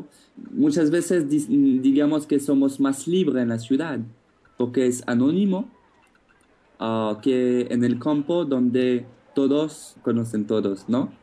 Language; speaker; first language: Spanish; non-native, fluent; French